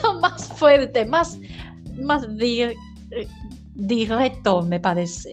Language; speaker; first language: Spanish; non-native, learner; Chinese